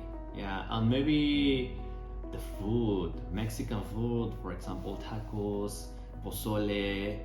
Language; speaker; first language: English; non-native, learner; Spanish